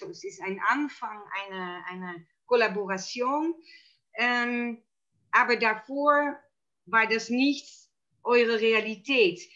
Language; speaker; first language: German; non-native, fluent; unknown